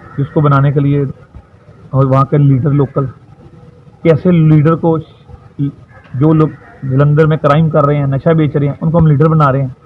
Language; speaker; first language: Hindi; non-native, local second language; Punjabi